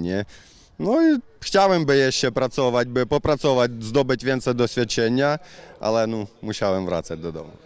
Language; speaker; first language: Polish; non-native, learner; Ukrainian